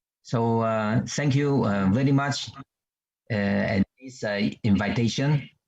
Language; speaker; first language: English; non-native, learner; Chinese